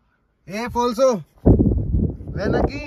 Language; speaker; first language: Spanish; non-native, learner; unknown